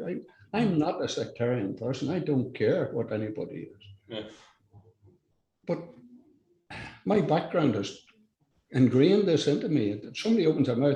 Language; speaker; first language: English; native; English